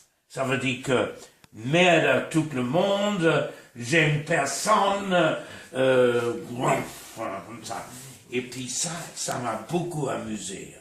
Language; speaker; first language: French; non-native, fluent; English